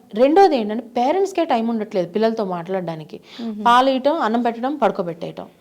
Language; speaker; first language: Telugu; native; Telugu